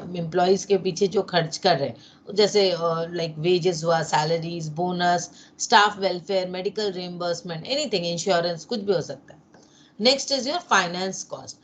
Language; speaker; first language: Hindi; non-native, local second language; Bangla